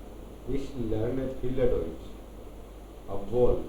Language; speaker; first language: German; non-native, learner; Hindi